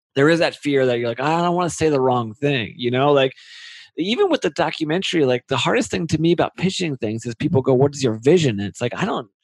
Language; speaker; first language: English; native; English